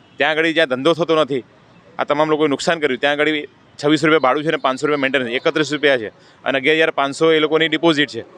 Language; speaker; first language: Gujarati; native; Gujarati